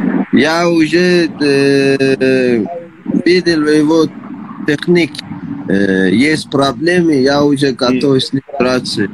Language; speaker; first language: Russian; non-native, learner; Persian